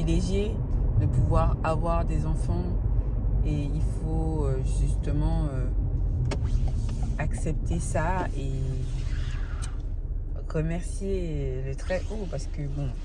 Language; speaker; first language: French; native; French